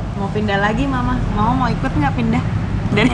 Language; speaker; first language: Indonesian; native; Indonesian